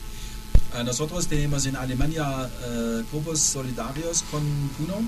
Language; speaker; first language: Spanish; non-native, learner; German